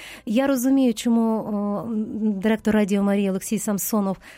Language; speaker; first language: Ukrainian; native; Ukrainian